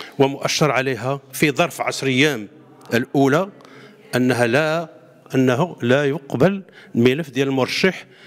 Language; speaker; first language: Arabic; native; Arabic